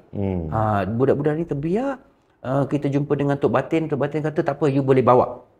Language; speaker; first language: Malay; non-native, local second language; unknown